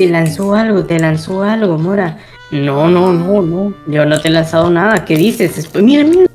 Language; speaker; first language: Spanish; native; Spanish